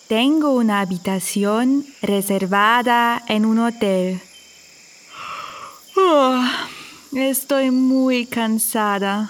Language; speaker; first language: Spanish; non-native, fluent; German